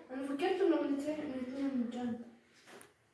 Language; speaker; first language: Arabic; native; Arabic